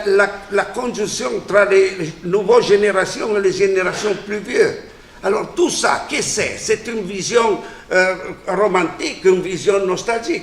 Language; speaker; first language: French; non-native, fluent; Italian